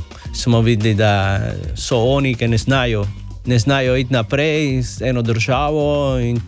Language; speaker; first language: Slovenian; non-native, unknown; Spanish